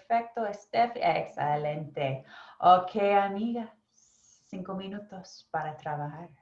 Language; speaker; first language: Spanish; non-native, fluent; English